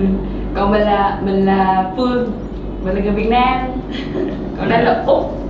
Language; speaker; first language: Vietnamese; native; Vietnamese